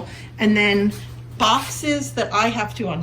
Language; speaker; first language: English; native; English